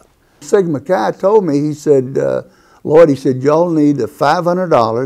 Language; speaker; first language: English; native; English